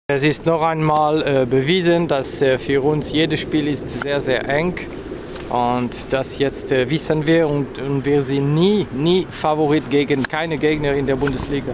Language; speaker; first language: German; non-native, fluent; French